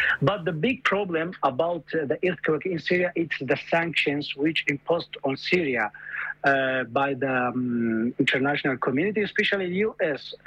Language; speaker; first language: English; non-native, fluent; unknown